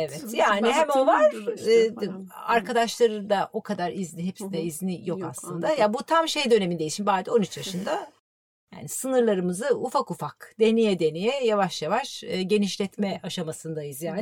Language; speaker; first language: Turkish; native; Turkish